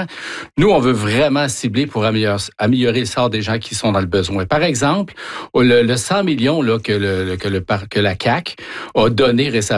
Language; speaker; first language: French; native; French